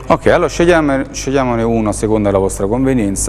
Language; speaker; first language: Italian; native; Italian